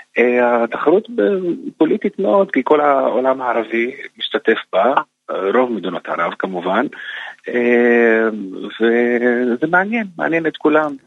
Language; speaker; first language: Hebrew; non-native, local second language; Arabic